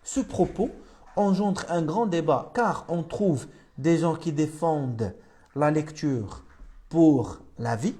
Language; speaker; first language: French; non-native, local second language; Arabic